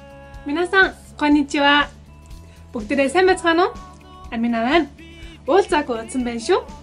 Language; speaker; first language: Japanese; non-native, fluent; Mongolian